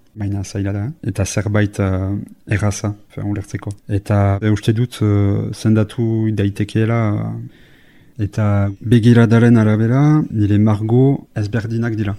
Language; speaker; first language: Basque; non-native, local second language; French